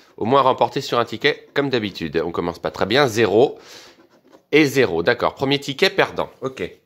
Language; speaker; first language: French; native; French